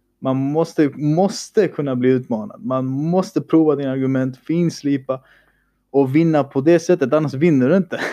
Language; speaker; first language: Swedish; early bilingual, other home language; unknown